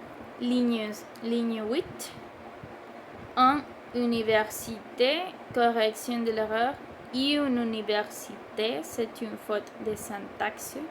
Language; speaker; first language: French; non-native, learner; Spanish